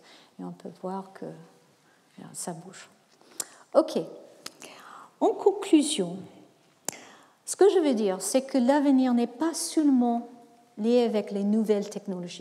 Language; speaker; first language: French; non-native, fluent; English